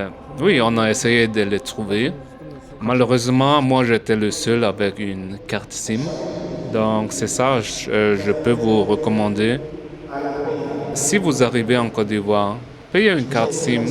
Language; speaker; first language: French; early bilingual, heritage; French